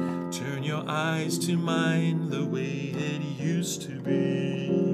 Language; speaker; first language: English; native; English